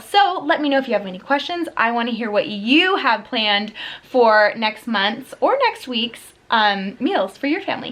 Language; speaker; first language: English; native; English